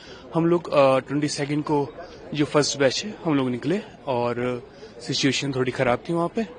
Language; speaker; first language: Hindi; native; Hindi